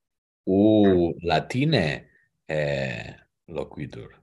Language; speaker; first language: Greek; non-native, learner; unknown